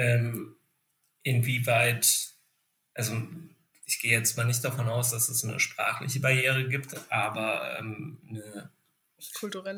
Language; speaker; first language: German; native; German